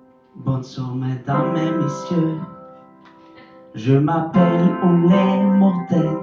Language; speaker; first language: French; non-native, learner; Norwegian